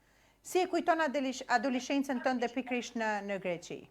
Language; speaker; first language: Albanian; native; Albanian